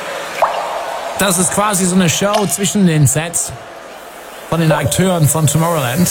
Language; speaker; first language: German; native; German